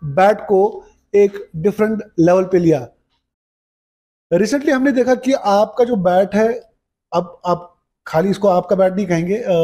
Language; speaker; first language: Hindi; non-native, local second language; Kashmiri